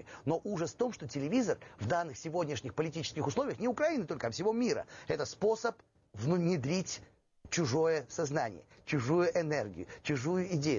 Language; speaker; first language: Russian; native; Russian